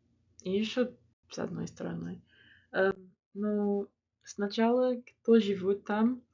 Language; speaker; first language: Russian; non-native, learner; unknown